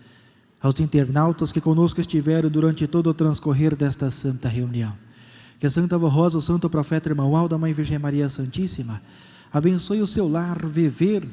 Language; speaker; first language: Portuguese; native; Portuguese